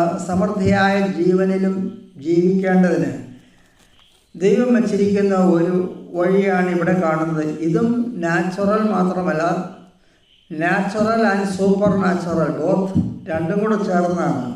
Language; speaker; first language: Malayalam; native; Malayalam